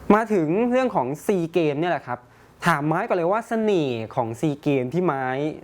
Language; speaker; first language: Thai; native; Thai